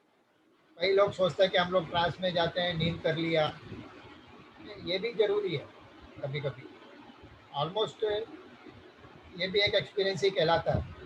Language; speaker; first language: Hindi; native; Hindi